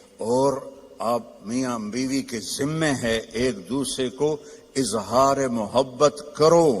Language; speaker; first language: Urdu; non-native, local second language; Punjabi